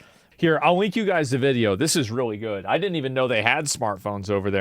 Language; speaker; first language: English; native; English